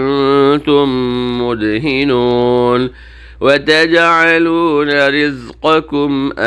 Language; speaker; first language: Arabic; native; Arabic